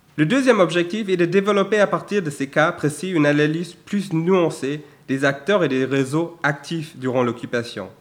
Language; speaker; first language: French; non-native, fluent; German